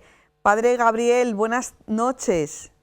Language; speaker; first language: Spanish; native; Spanish